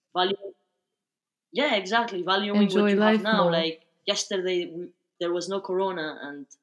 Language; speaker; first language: English; non-native, fluent; Spanish